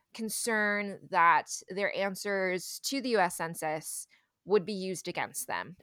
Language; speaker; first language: English; native; English